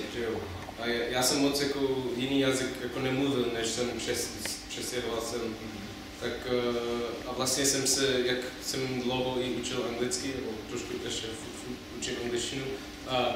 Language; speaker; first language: Czech; non-native, fluent; English